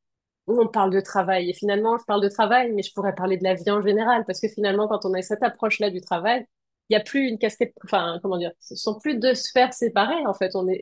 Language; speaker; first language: French; native; French